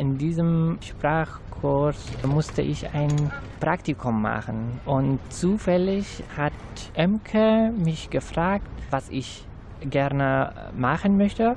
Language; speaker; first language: German; non-native, fluent; Arabic